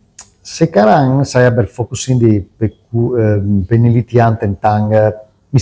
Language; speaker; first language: Indonesian; non-native, learner; Italian